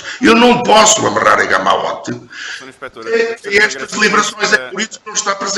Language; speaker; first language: Portuguese; native; Portuguese